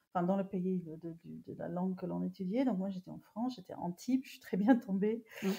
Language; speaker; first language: French; non-native, fluent; English